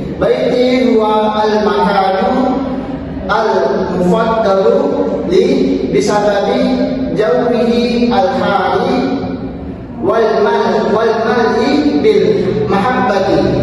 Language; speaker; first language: Arabic; non-native, learner; Indonesian